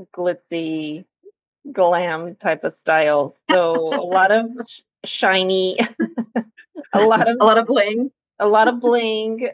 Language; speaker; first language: English; native; English